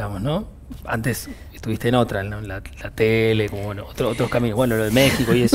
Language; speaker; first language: Spanish; native; Spanish